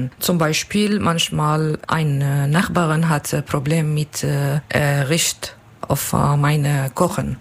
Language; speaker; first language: German; non-native, learner; Kurdish